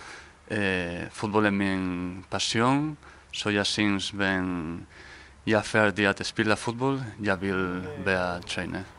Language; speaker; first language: Danish; non-native, learner; Spanish